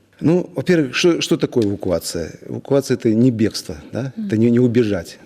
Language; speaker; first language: Russian; native; Russian